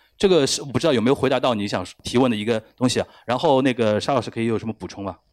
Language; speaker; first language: Chinese; native; Chinese